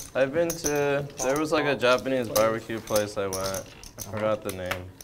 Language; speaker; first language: English; native; English